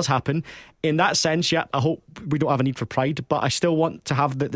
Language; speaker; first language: English; native; English